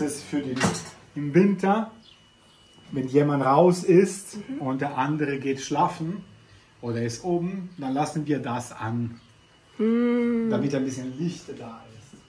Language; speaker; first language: German; non-native, fluent; Italian